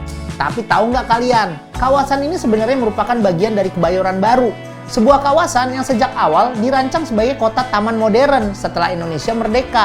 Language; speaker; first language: Indonesian; native; Indonesian